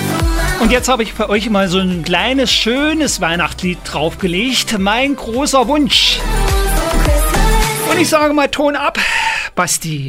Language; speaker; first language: German; native; German